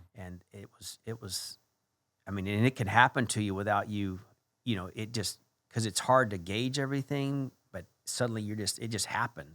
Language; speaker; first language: English; native; English